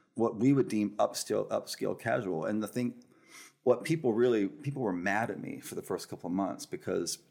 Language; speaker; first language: English; native; English